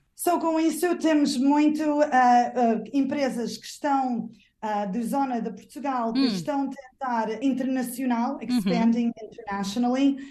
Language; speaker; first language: Portuguese; non-native, fluent; English